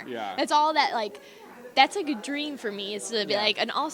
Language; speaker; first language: English; native; English